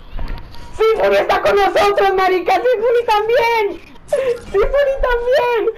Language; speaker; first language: Spanish; native; Spanish